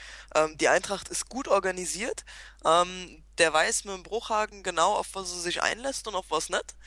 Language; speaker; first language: German; native; German